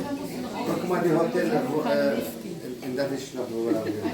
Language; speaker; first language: German; non-native, learner; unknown